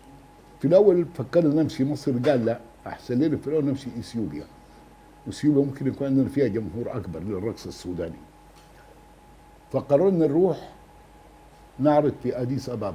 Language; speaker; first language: Arabic; native; Arabic